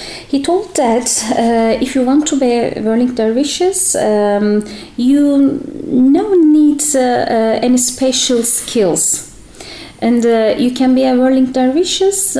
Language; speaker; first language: English; non-native, fluent; Turkish